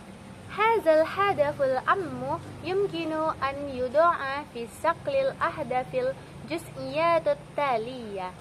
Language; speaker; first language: Arabic; non-native, learner; Indonesian